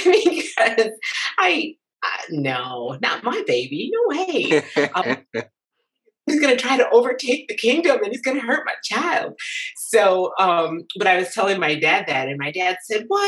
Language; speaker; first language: English; native; English